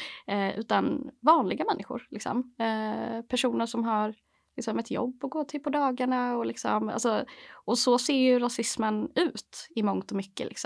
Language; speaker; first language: Swedish; native; Swedish